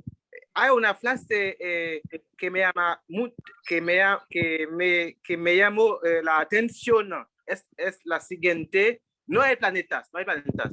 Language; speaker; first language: Spanish; non-native, fluent; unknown